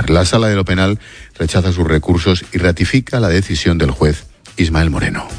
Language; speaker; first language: Spanish; native; Spanish